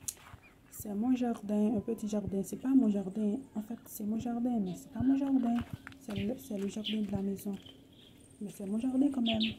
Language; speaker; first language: French; non-native, local second language; Haitian Creole